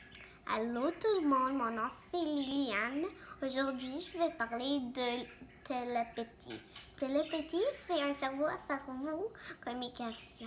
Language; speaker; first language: French; non-native, local second language; English